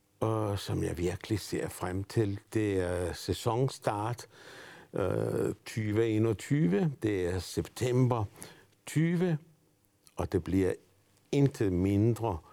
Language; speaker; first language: Danish; non-native, fluent; Spanish